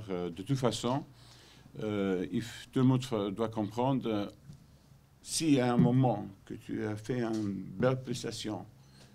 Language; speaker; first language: French; non-native, learner; Dutch